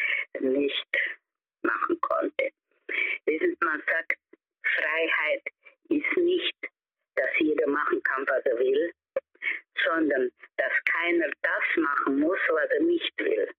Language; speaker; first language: German; early bilingual, heritage; German